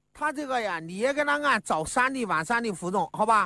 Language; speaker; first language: Chinese; native; Chinese